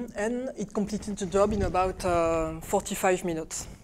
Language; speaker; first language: English; non-native, fluent; French